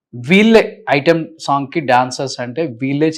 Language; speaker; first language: Telugu; native; Telugu